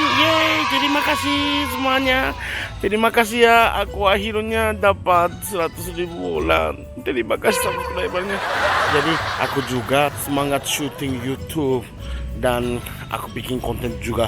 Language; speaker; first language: Indonesian; non-native, fluent; Japanese